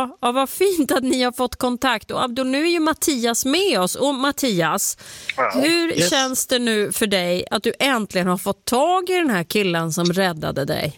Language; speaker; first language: Swedish; native; Swedish